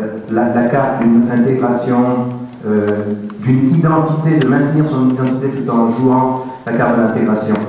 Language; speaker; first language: French; native; French